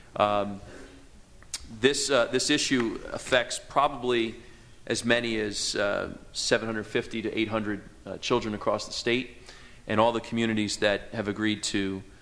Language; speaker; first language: English; native; English